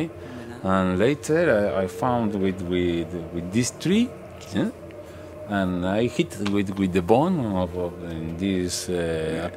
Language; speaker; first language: English; non-native, learner; Spanish